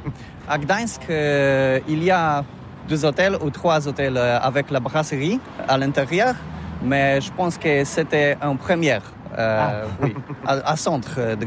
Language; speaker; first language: French; non-native, learner; Polish